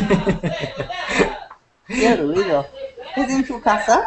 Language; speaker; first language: Spanish; non-native, learner; English